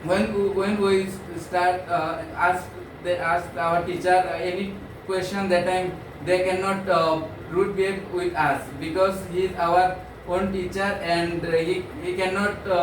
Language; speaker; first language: English; non-native, learner; Bangla